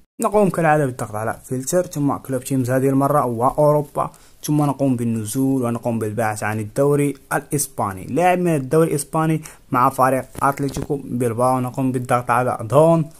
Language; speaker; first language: Arabic; native; Arabic